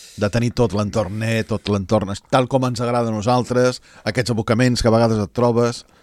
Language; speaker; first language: Catalan; native; Catalan